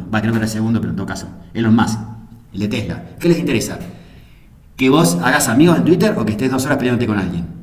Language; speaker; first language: Spanish; native; Spanish